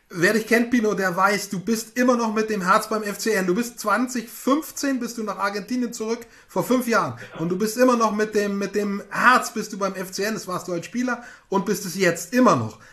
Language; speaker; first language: German; native; German